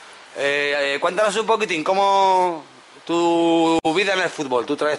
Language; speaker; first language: Spanish; native; Spanish